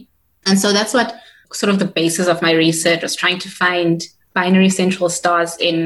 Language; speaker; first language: English; non-native, local second language; Tswana